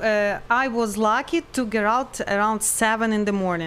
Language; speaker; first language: English; non-native, learner; Ukrainian